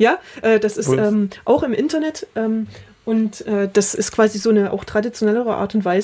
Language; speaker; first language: German; native; German